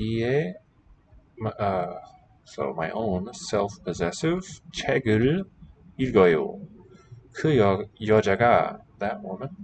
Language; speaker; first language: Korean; non-native, learner; English